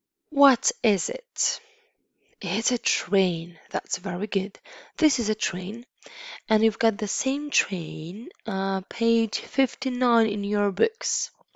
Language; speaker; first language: English; non-native, fluent; Polish